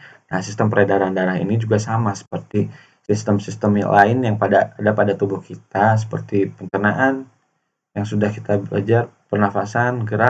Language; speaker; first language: Indonesian; native; Indonesian